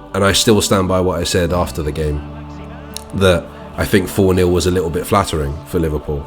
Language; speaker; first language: English; native; English